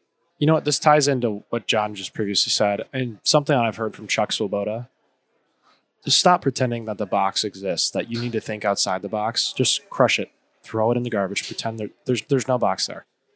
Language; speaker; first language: English; native; English